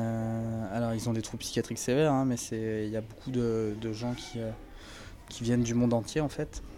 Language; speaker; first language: French; native; French